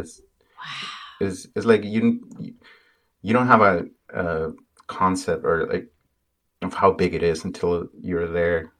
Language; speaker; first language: English; non-native, fluent; Spanish